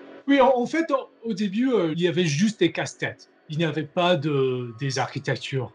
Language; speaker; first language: French; non-native, learner; English